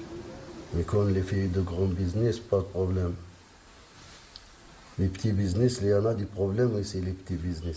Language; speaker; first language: French; non-native, learner; Arabic